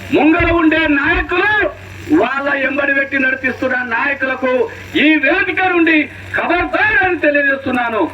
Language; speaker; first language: Telugu; non-native, local second language; Lambadi